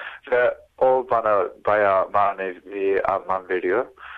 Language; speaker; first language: Turkish; early bilingual, heritage; Turkish